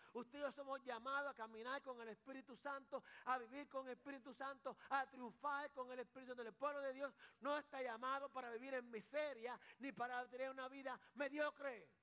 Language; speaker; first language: Spanish; native; Spanish